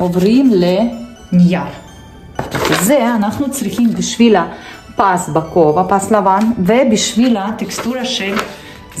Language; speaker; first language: Hebrew; non-native, fluent; Russian